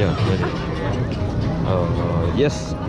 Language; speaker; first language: English; non-native, local second language; Chinese